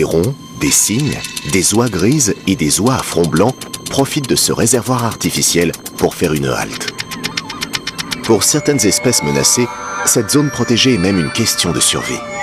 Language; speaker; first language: French; native; French